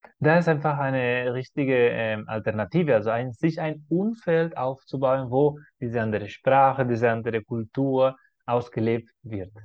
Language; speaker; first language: German; non-native, fluent; Spanish